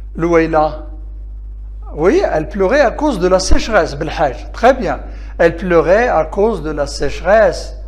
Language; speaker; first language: French; non-native, local second language; Arabic